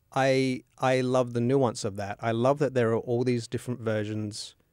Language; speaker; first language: English; native; English